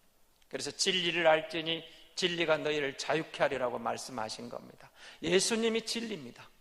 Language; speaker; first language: Korean; native; Korean